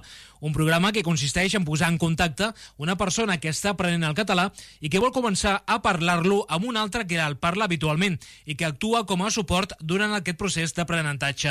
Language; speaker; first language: Catalan; native; Catalan